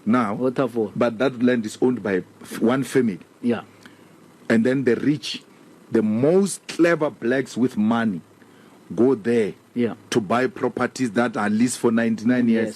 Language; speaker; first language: English; non-native, local second language; Northern Sotho